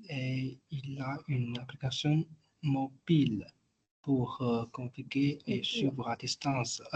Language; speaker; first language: French; non-native, learner; Chinese